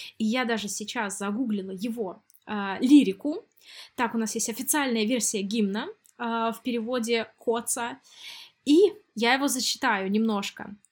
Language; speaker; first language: Russian; native; Russian